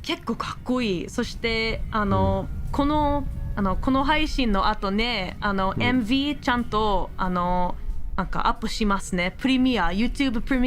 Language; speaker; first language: Japanese; non-native, learner; English